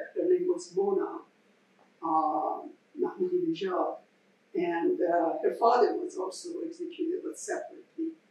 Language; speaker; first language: English; non-native, fluent; Persian